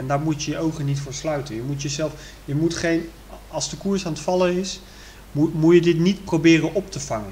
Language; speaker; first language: Dutch; native; Dutch